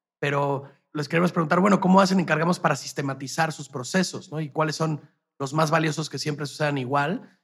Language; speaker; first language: Spanish; native; Spanish